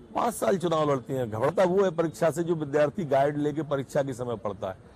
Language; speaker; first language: Hindi; native; Hindi